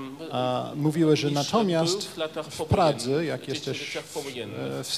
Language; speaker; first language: Polish; non-native, fluent; Japanese